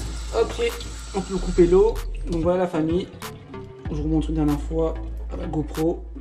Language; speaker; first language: French; native; French